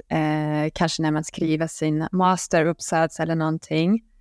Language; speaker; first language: Swedish; non-native, fluent; German